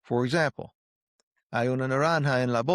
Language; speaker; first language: Spanish; non-native, fluent; English